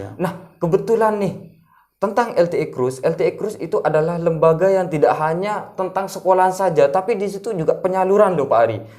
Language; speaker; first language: Indonesian; non-native, local second language; Madurese